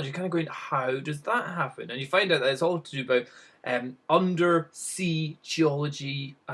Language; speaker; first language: English; native; English